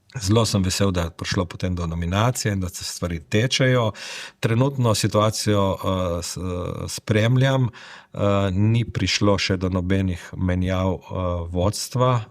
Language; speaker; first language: Slovenian; native; Slovenian